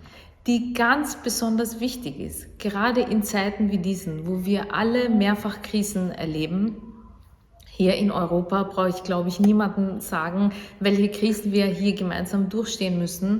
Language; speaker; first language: German; early bilingual, other home language; Kurdish